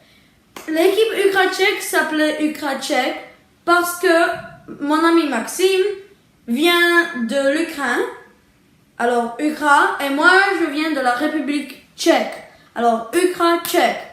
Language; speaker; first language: French; early bilingual, other home language; Czech